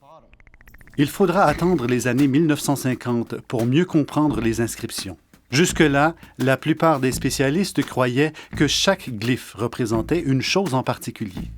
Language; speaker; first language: French; native; French